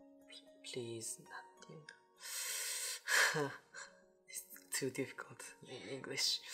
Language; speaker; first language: English; non-native, learner; Japanese